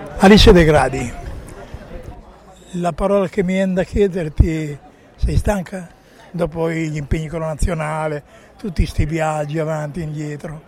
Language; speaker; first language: Italian; native; Italian